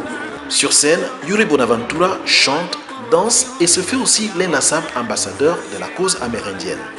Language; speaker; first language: French; native; French